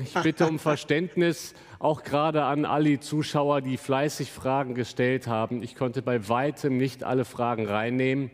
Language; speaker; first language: German; native; German